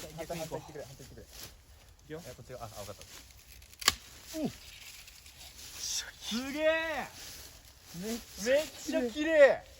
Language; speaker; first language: Japanese; native; Japanese